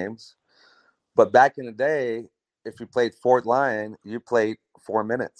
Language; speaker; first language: English; non-native, fluent; French